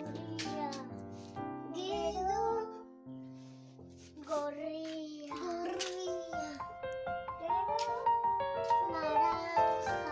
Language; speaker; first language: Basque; non-native, local second language; Spanish